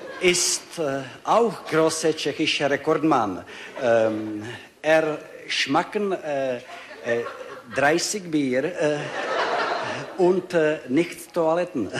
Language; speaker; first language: German; non-native, learner; Czech